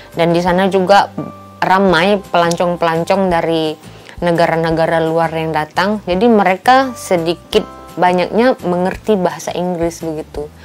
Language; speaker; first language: Indonesian; native; Indonesian